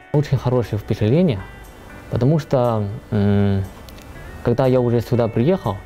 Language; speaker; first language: Russian; non-native, learner; Chinese